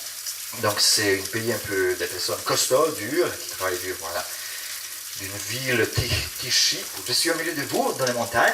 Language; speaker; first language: French; non-native, fluent; Polish